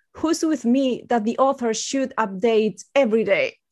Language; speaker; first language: English; non-native, fluent; Spanish